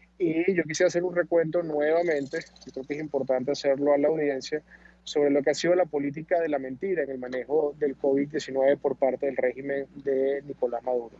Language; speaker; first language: Spanish; native; Spanish